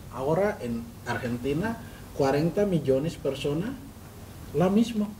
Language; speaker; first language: Spanish; non-native, learner; Indonesian